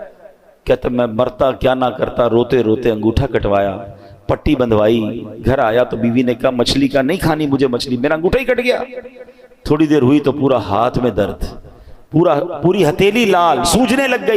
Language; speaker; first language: Urdu; native; Urdu